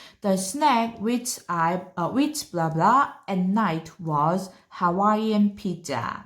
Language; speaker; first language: English; non-native, fluent; Korean